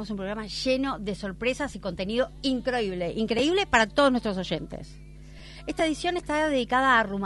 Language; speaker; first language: Spanish; native; Spanish